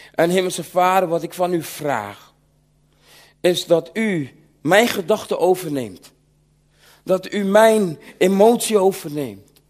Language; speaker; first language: Dutch; early bilingual, other home language; Sranan Tongo